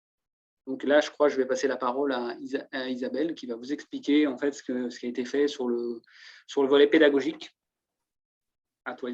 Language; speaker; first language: French; native; French